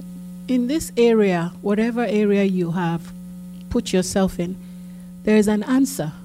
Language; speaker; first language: English; non-native, local second language; Yoruba